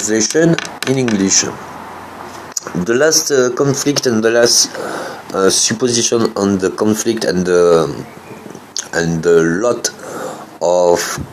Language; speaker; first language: English; non-native, learner; French